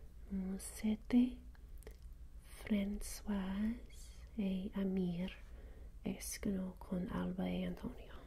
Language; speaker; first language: Italian; non-native, learner; English